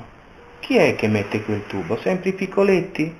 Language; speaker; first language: Italian; native; Italian